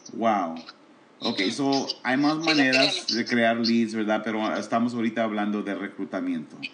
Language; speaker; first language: Spanish; early bilingual, heritage; Spanish